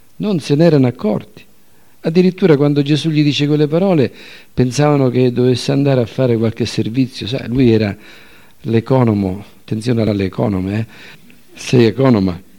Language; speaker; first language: Italian; native; Italian